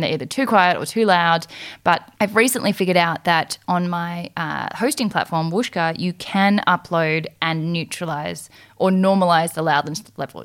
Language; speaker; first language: English; native; English